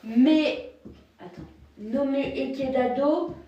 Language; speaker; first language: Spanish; non-native, learner; French